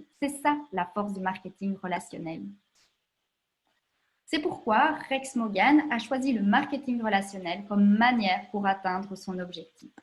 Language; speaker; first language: French; native; French